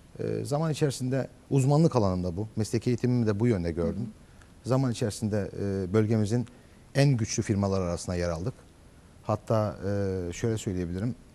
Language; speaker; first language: Turkish; native; Turkish